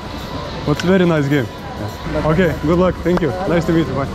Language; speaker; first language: English; non-native, learner; Lithuanian